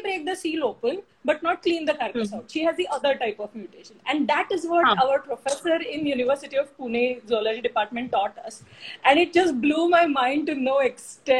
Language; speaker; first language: English; non-native, local second language; Marathi